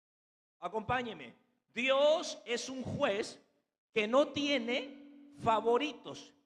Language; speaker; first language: Spanish; native; Spanish